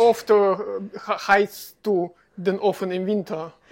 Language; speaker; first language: German; non-native, fluent; Russian